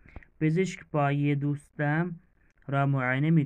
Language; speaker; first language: Persian; non-native, fluent; Urdu